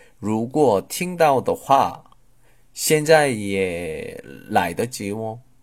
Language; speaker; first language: Chinese; non-native, fluent; Korean